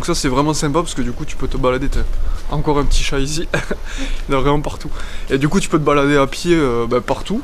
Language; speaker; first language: French; native; French